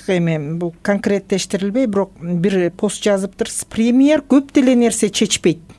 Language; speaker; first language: Kyrgyz; native; Kyrgyz